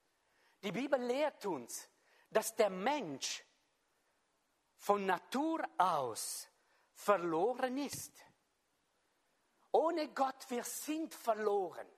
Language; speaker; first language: German; non-native, fluent; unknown